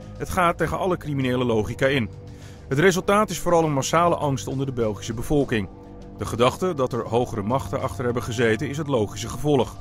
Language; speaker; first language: Dutch; native; Dutch